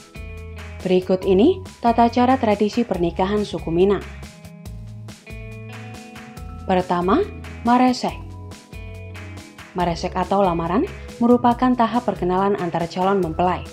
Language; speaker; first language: Indonesian; native; Indonesian